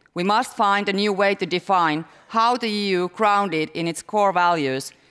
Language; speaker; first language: English; non-native, fluent; Finnish